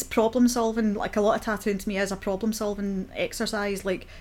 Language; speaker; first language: English; native; English